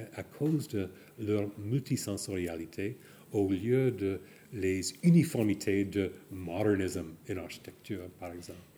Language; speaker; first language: French; non-native, fluent; English